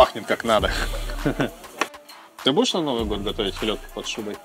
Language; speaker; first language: Russian; native; Russian